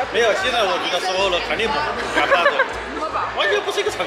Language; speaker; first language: Chinese; native; Chinese